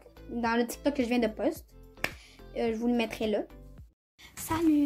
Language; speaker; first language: French; native; French